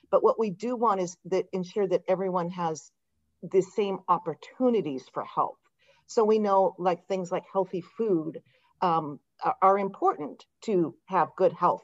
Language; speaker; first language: English; native; English